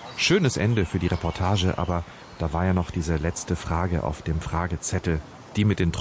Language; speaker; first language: German; native; German